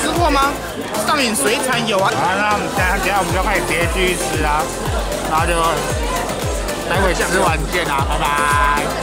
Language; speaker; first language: Chinese; native; Chinese